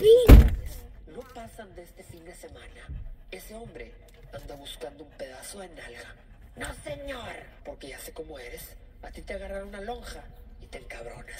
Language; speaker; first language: Spanish; native; Spanish